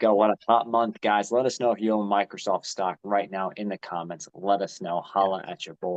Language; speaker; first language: English; native; English